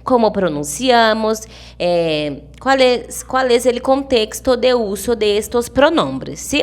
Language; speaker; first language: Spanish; non-native, fluent; Portuguese